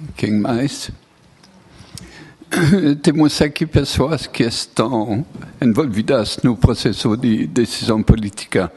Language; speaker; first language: Portuguese; non-native, fluent; French